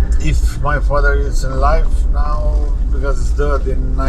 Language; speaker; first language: English; non-native, learner; Albanian